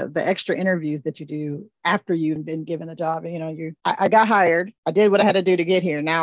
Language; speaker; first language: English; native; English